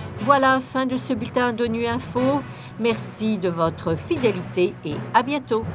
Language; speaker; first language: French; non-native, fluent; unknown